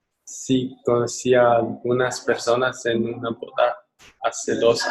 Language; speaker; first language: Spanish; non-native, learner; English